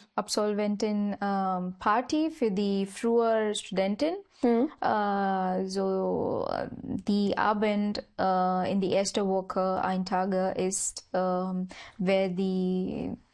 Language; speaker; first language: German; non-native, learner; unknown